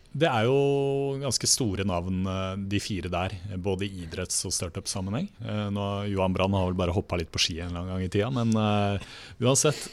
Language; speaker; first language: Norwegian; native; Norwegian